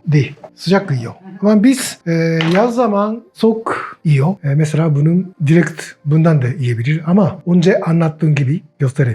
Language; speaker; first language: Turkish; non-native, learner; Japanese